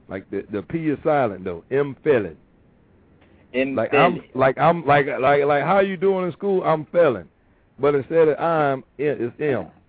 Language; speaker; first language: English; native; English